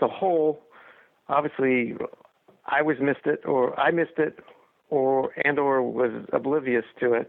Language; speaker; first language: English; native; English